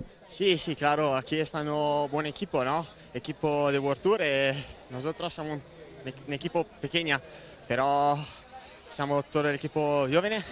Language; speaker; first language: Spanish; non-native, fluent; Italian